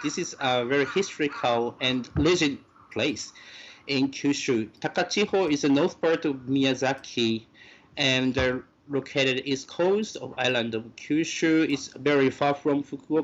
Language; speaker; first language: English; non-native, fluent; Japanese